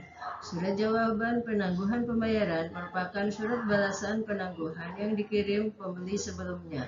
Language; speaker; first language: Indonesian; native; Indonesian